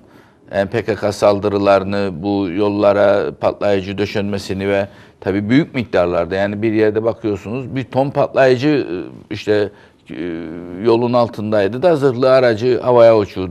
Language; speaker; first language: Turkish; native; Turkish